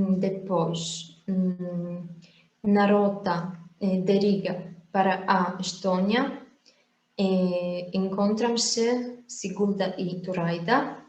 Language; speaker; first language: Portuguese; non-native, fluent; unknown